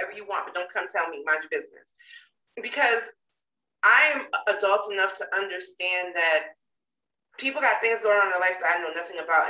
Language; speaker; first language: English; native; English